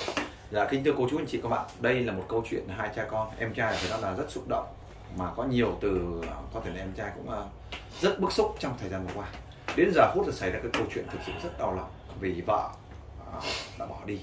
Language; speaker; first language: Vietnamese; native; Vietnamese